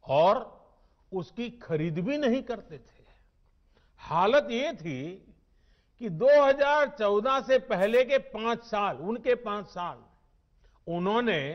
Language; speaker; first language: Hindi; non-native, local second language; Gujarati